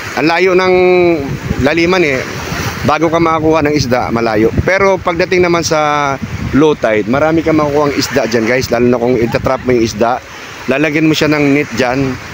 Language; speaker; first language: Filipino; non-native, local second language; Cebuano